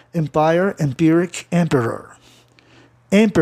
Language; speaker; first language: English; non-native, fluent; Portuguese